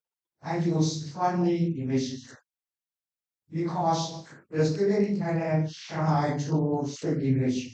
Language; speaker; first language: English; non-native, learner; Thai